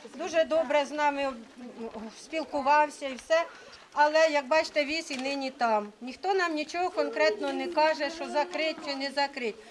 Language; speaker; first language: Ukrainian; native; Ukrainian